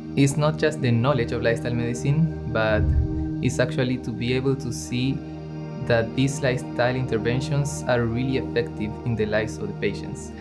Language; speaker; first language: English; non-native, fluent; Spanish